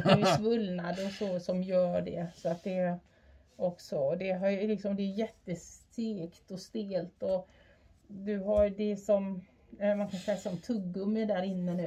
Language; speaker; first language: Swedish; native; Swedish